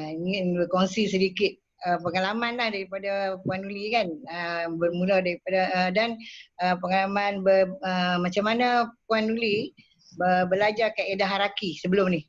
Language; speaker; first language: Malay; native; Malay